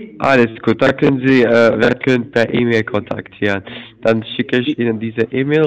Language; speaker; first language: German; non-native, fluent; Arabic